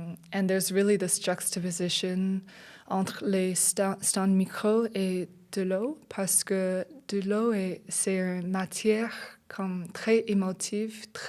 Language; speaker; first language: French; non-native, learner; English